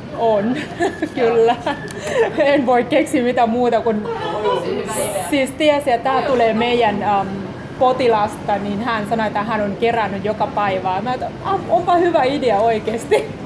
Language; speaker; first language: Finnish; non-native, learner; Thai